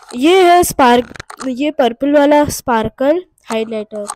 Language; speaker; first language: Hindi; non-native, local second language; Urdu